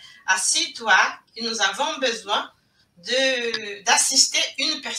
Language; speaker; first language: French; non-native, fluent; Portuguese